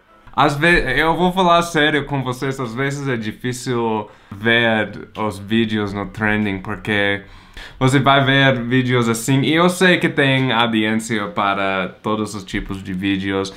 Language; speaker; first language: Portuguese; non-native, fluent; English